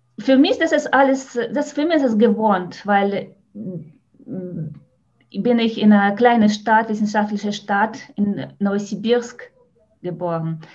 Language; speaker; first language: German; non-native, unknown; Russian